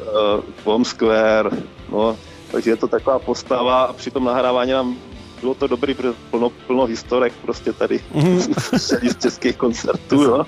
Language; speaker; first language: Czech; native; Czech